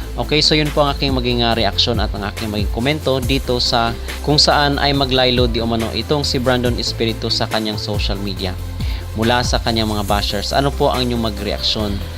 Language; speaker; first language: Filipino; native; Filipino